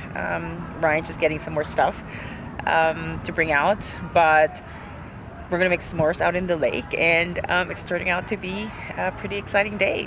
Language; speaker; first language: English; non-native, local second language; Filipino